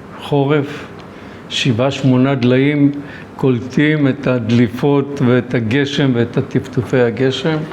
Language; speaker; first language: Hebrew; early bilingual, other home language; Polish